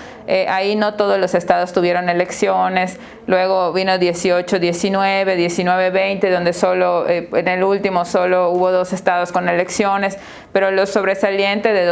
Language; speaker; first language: Spanish; native; Spanish